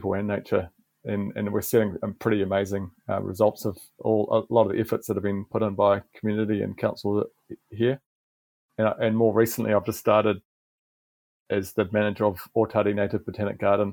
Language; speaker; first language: English; native; English